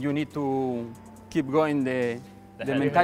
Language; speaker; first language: English; non-native, learner; Spanish